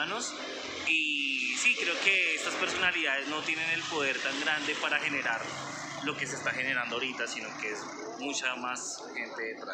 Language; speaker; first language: Spanish; native; Spanish